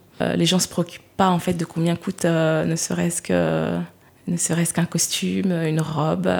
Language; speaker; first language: French; early bilingual, other home language; Lingala